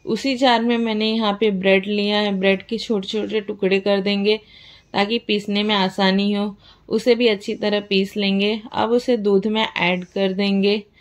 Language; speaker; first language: Hindi; native; Hindi